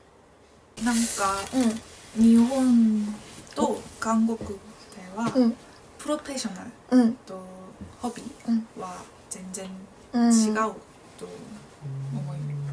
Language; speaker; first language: Japanese; non-native, fluent; Korean